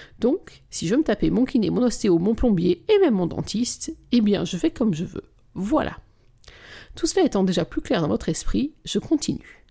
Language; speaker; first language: French; native; French